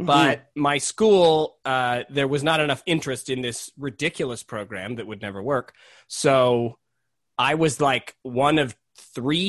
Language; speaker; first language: English; native; English